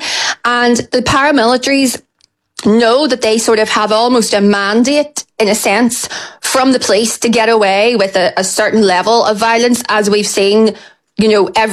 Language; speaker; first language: English; native; English